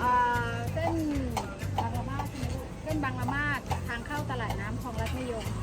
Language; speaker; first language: Thai; native; Thai